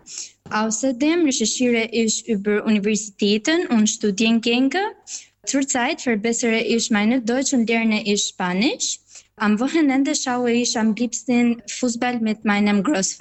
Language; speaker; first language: German; non-native, fluent; Albanian